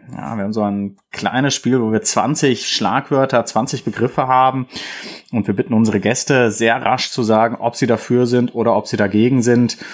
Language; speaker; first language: German; native; German